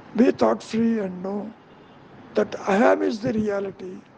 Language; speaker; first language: English; non-native, local second language; Telugu